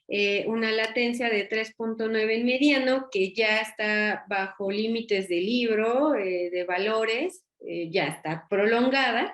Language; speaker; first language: Spanish; native; Spanish